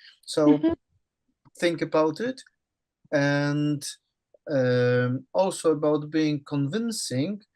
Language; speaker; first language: English; non-native, fluent; Polish